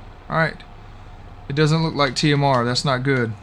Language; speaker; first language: English; native; English